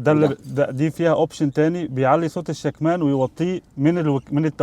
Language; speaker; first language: Arabic; native; Arabic